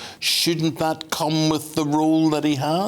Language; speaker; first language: English; native; English